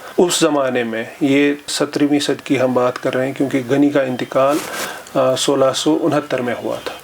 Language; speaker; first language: Urdu; non-native, local second language; Kashmiri